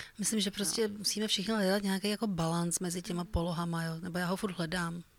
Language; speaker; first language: Czech; native; Czech